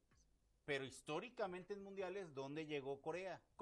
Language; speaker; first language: Spanish; native; Spanish